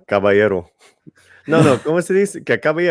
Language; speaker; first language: Spanish; early bilingual, heritage; English